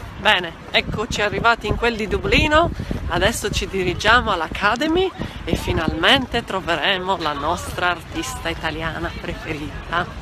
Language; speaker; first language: Italian; native; Italian